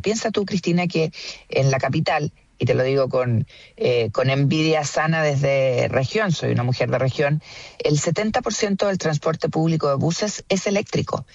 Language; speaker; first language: Spanish; native; Spanish